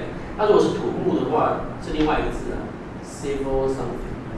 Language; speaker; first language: Chinese; native; Chinese